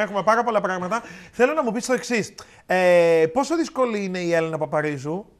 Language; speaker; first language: Greek; native; Greek